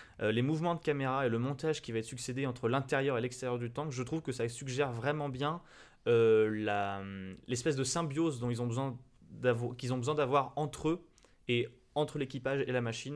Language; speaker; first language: French; native; French